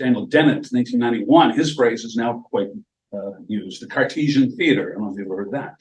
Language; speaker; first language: English; native; English